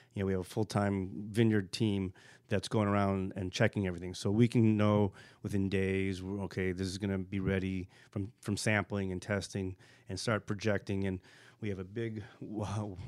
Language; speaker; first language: English; native; English